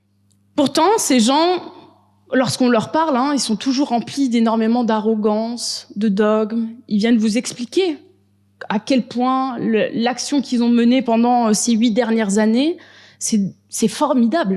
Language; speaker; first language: French; native; French